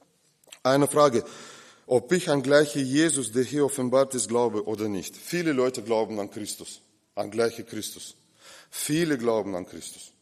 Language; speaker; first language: German; non-native, fluent; Russian